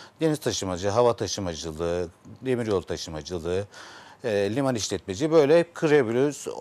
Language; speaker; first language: Turkish; native; Turkish